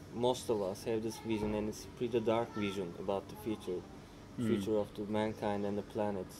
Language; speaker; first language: English; non-native, fluent; Turkish